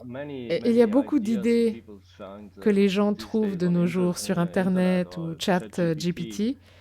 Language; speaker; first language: French; non-native, fluent; German